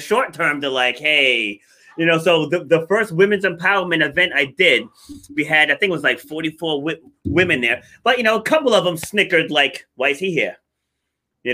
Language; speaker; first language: English; native; English